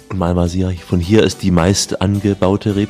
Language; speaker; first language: German; native; German